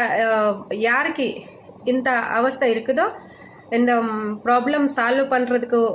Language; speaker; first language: Tamil; non-native, learner; Telugu